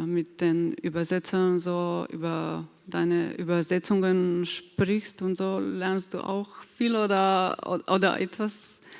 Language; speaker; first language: German; non-native, fluent; Slovenian